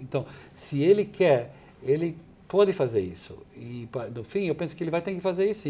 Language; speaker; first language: Portuguese; non-native, fluent; English